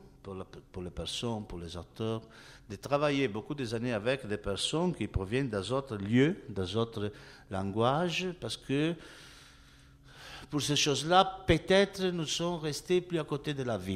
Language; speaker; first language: French; non-native, learner; Italian